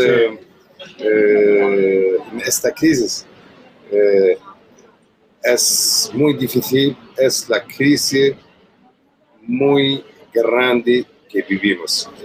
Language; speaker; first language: Spanish; non-native, learner; Arabic